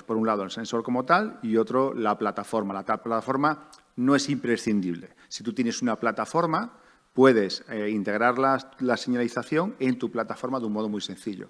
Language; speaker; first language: Spanish; native; Spanish